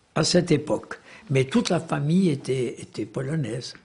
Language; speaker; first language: French; native; French